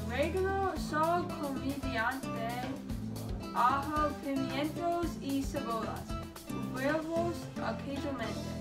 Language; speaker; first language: Spanish; non-native, learner; English